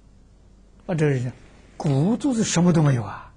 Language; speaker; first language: Chinese; native; Chinese